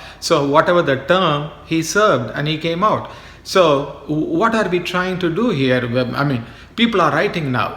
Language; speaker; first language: English; non-native, local second language; Tamil